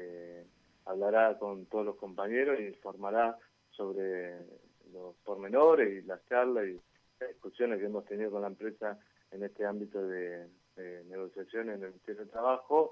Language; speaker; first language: Spanish; native; Spanish